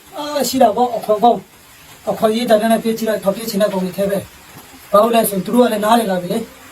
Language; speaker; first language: Burmese; non-native, local second language; Tedim Chin